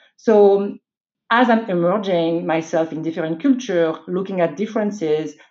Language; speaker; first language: English; non-native, fluent; French